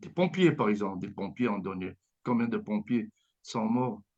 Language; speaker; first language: French; native; French